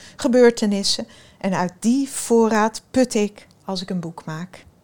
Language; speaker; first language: Dutch; early bilingual, other home language; Swedish